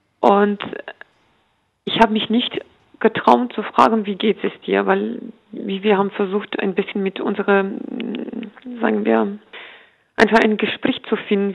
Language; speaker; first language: German; non-native, fluent; Ukrainian